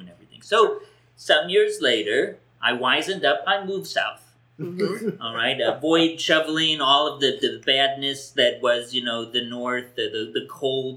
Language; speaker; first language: English; native; English